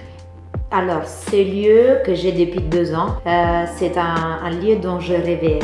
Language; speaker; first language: French; non-native, fluent; Italian